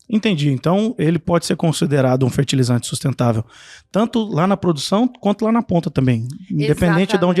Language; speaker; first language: Portuguese; native; Portuguese